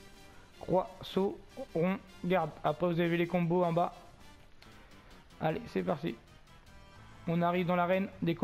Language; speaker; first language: French; native; French